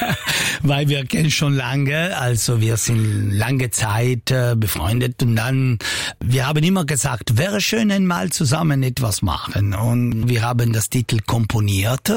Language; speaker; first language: German; non-native, local second language; Italian